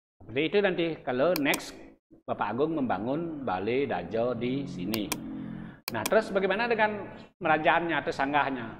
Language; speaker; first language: Indonesian; non-native, local second language; Balinese